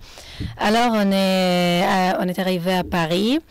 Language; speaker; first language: French; non-native, fluent; Arabic